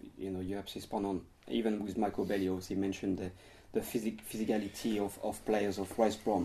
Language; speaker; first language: English; non-native, fluent; French